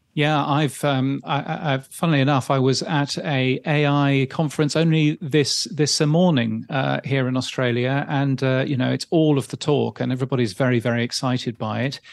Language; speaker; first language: English; native; English